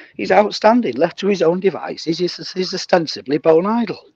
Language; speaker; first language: English; native; English